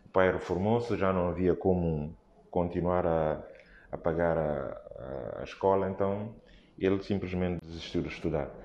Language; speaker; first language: Portuguese; native; Portuguese